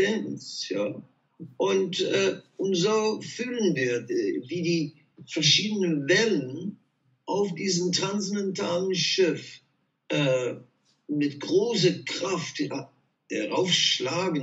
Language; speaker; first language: German; non-native, fluent; Dutch